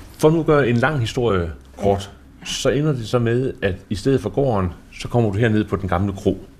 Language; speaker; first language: Danish; native; Danish